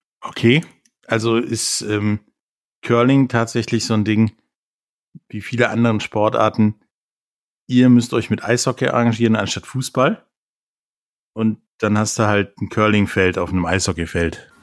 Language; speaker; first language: German; native; German